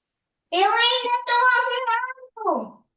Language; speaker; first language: Portuguese; early bilingual, heritage; Portuguese